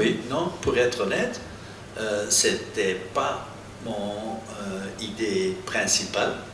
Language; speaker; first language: French; non-native, local second language; Dutch